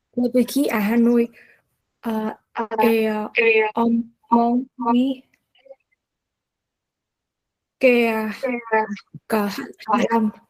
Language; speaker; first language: French; non-native, learner; Vietnamese